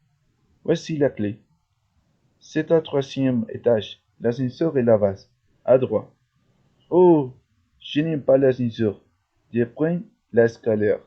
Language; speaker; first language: French; non-native, learner; Spanish